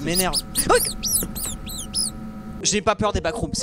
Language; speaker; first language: French; native; French